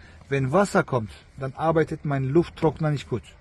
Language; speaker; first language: German; non-native, fluent; Turkish